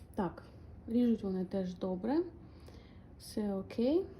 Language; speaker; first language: Ukrainian; non-native, local second language; Russian